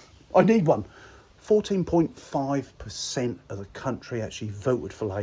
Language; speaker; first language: English; native; English